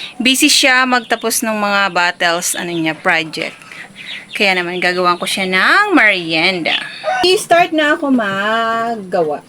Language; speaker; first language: Filipino; non-native, local second language; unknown